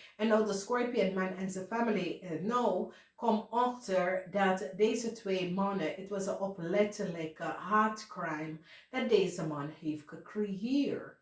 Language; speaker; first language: Dutch; non-native, fluent; English